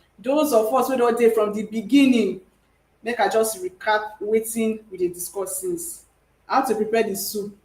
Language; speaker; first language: Nigerian Pidgin; native; Nigerian Pidgin